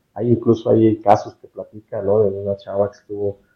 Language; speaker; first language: Spanish; native; Spanish